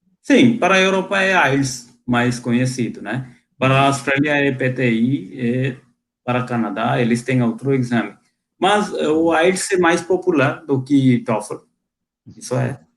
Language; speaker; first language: Portuguese; non-native, fluent; Hindi